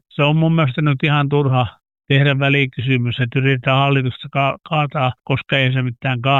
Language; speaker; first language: Finnish; native; Finnish